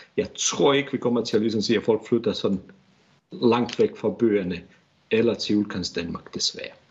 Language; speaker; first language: Danish; non-native, fluent; Bosnian